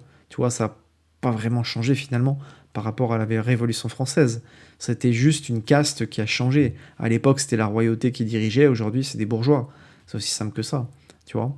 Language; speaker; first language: French; native; French